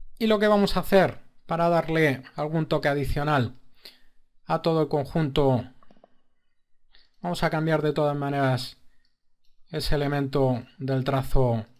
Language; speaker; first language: Spanish; native; Spanish